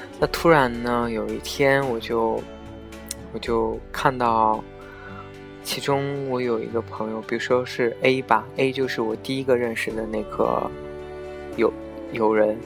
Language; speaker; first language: Chinese; native; Chinese